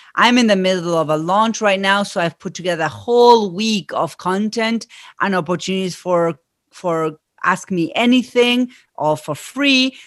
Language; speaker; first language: English; non-native, fluent; Spanish